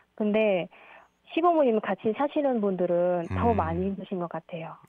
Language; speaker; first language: Korean; non-native, fluent; Vietnamese